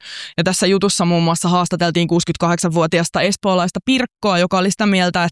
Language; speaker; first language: Finnish; native; Finnish